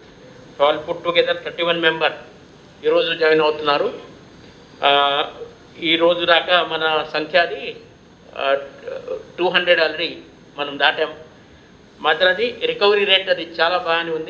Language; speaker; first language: Telugu; non-native, local second language; Hindi